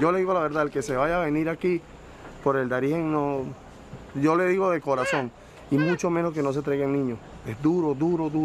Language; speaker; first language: Spanish; native; Spanish